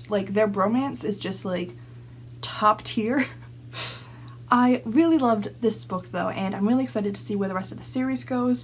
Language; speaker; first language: English; native; English